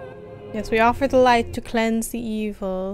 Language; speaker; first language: English; native; English